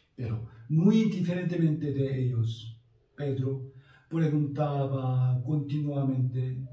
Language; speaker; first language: Spanish; non-native, fluent; Korean